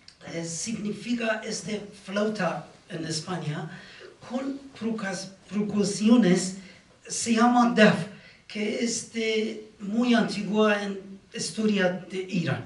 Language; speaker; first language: Spanish; non-native, learner; Persian